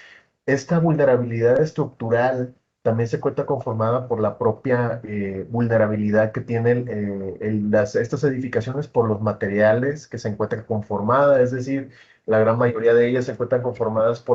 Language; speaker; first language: Spanish; native; Spanish